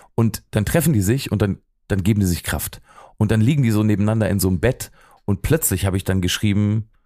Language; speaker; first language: German; native; German